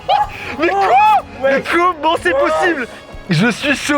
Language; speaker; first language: French; native; French